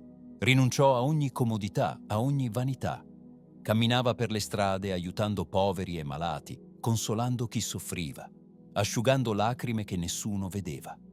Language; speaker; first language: Italian; native; Italian